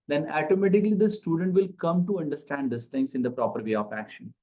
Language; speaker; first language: English; non-native, local second language; Marathi